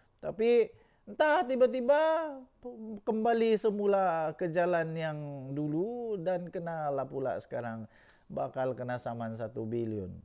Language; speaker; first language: Malay; native; Malay